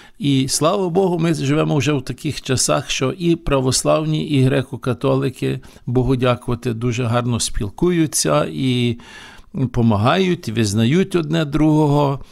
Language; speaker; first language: Ukrainian; early bilingual, heritage; Ukrainian